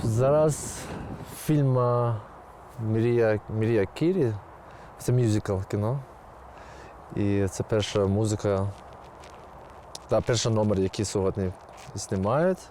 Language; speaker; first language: Ukrainian; non-native, learner; Persian